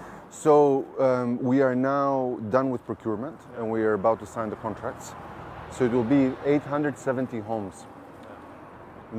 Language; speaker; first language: English; non-native, fluent; Albanian